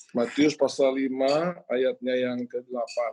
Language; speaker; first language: Indonesian; native; Indonesian